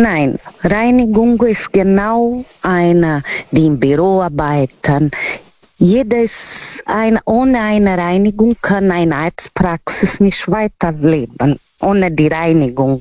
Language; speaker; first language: German; non-native, learner; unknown